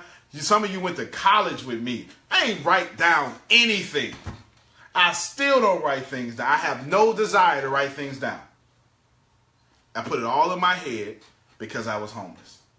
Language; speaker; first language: English; native; English